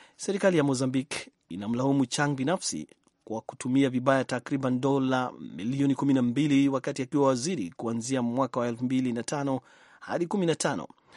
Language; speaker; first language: Swahili; non-native, local second language; Kikuyu